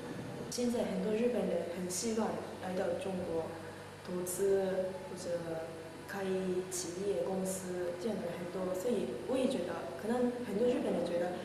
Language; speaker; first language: Chinese; non-native, learner; Japanese